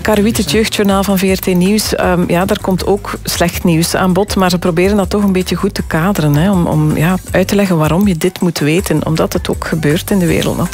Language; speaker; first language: Dutch; native; Dutch